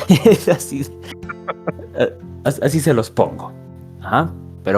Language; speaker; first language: Spanish; native; Spanish